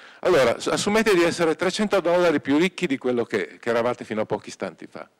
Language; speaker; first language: Italian; native; Italian